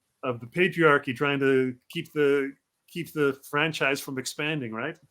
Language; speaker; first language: English; native; English